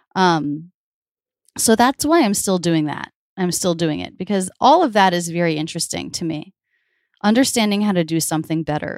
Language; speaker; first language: English; native; English